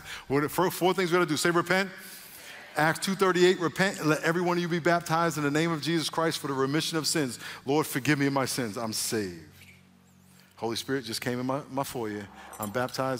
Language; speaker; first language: English; native; English